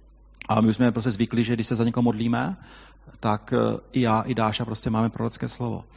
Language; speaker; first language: Czech; native; Czech